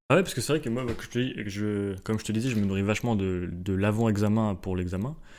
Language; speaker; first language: French; native; French